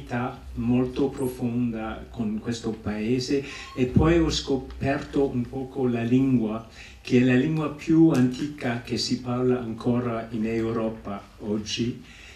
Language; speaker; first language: Italian; non-native, fluent; English